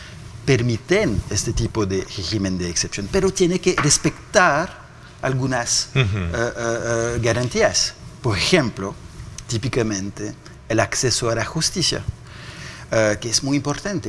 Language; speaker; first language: Spanish; non-native, fluent; French